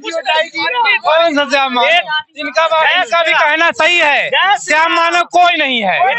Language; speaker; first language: Hindi; native; Hindi